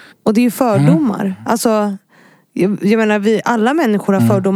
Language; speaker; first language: Swedish; native; Swedish